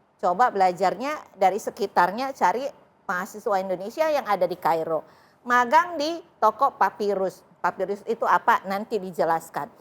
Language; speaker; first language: Indonesian; native; Indonesian